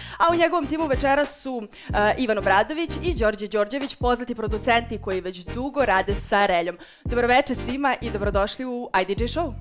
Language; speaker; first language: Serbian; native; Serbian